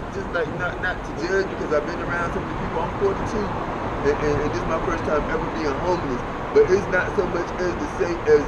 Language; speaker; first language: English; native; English